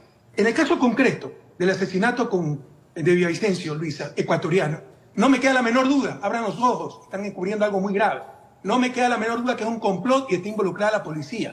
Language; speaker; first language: Spanish; native; Spanish